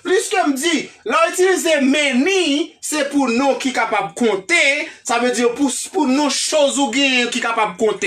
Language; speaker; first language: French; non-native, local second language; Haitian Creole